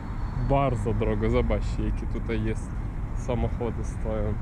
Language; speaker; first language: Polish; non-native, learner; Ukrainian